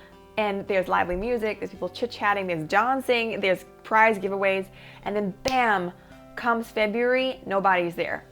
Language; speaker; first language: English; early bilingual, other home language; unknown